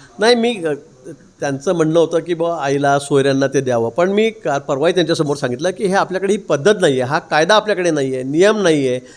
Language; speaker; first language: Marathi; native; Marathi